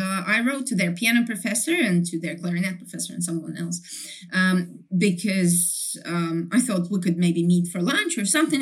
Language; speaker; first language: English; non-native, fluent; Ukrainian